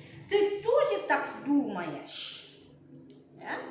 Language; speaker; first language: Russian; non-native, learner; Indonesian